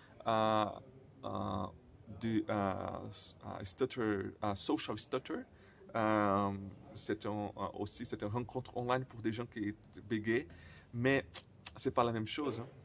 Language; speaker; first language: French; non-native, fluent; Portuguese